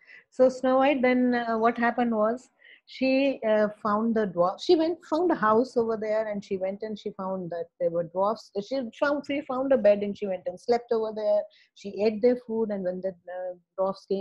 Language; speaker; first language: English; early bilingual, other home language; Hindi